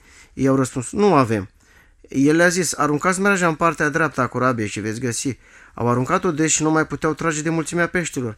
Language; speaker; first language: Romanian; native; Romanian